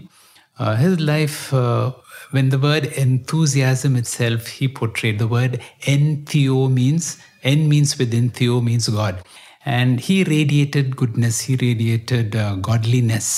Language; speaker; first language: English; non-native, local second language; Kannada